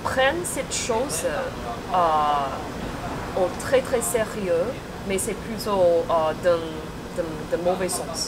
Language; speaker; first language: French; non-native, fluent; Chinese